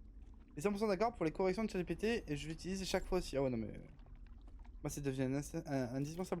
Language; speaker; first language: French; native; French